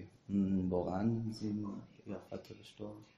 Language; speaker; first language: German; non-native, learner; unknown